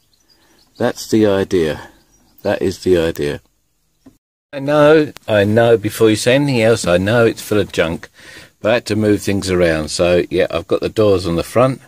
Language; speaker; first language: English; native; English